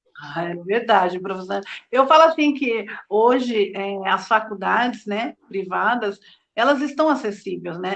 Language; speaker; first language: Portuguese; native; Portuguese